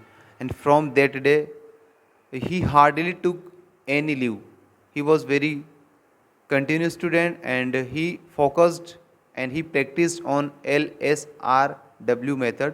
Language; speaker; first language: English; non-native, local second language; Hindi